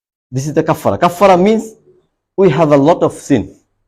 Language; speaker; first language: English; non-native, local second language; Bangla